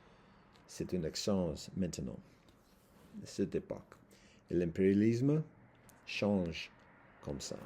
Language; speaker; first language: French; non-native, learner; English